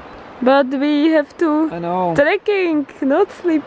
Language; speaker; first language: English; non-native, learner; Czech